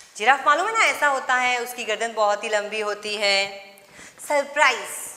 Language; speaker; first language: Hindi; non-native, local second language; Gujarati